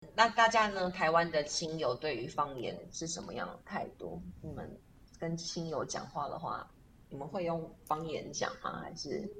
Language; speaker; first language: Chinese; native; Chinese